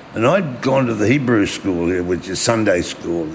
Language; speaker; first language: English; early bilingual, other home language; German